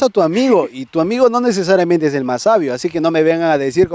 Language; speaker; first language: Spanish; native; Spanish